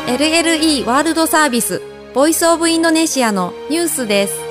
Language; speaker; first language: Japanese; non-native, fluent; Indonesian